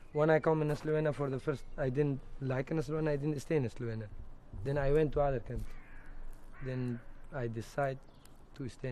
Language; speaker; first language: English; non-native, learner; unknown